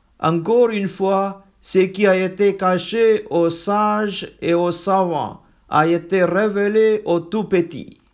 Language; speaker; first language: French; non-native, fluent; Malayalam